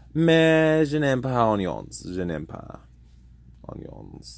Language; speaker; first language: French; non-native, learner; English